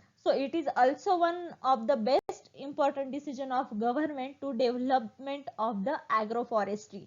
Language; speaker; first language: English; non-native, local second language; Marathi